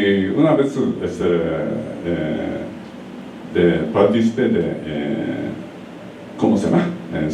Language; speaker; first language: Spanish; non-native, learner; Japanese